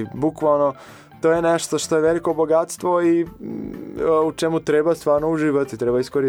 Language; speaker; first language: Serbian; non-native, fluent; Portuguese